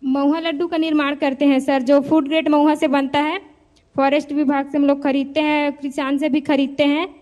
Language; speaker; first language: Hindi; native; Hindi